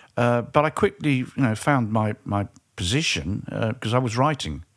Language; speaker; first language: English; early bilingual, other home language; French